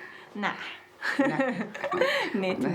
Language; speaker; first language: German; non-native, learner; Chinese